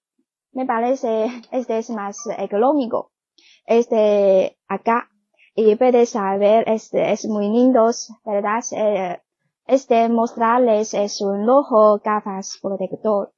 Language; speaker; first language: Spanish; non-native, learner; Chinese